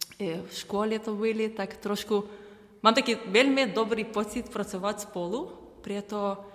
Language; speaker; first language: Slovak; non-native, learner; Lithuanian